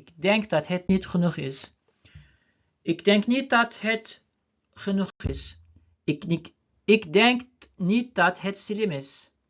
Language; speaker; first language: Dutch; non-native, learner; Turkish